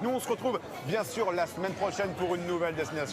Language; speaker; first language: French; native; French